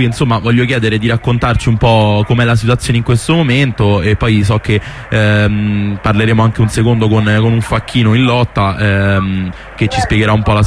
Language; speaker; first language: Italian; native; Italian